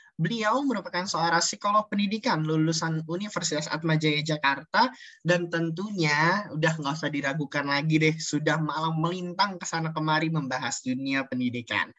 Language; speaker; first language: Indonesian; native; Indonesian